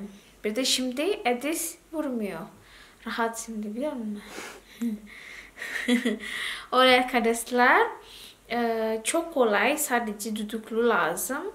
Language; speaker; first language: Turkish; non-native, learner; Indonesian